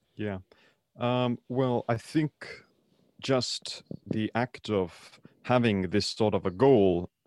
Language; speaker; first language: English; non-native, fluent; Estonian